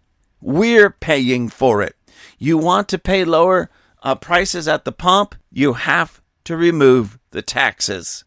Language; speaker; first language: English; native; English